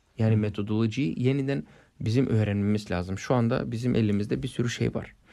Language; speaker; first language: Turkish; non-native, fluent; English